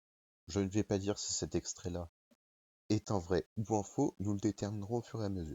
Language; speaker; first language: French; native; French